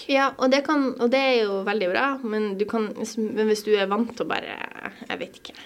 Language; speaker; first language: Norwegian; native; Norwegian